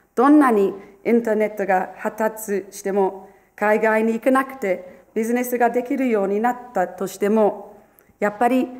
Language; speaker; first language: Japanese; non-native, fluent; English